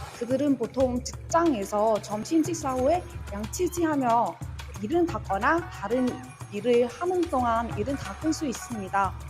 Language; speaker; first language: Korean; non-native, learner; Vietnamese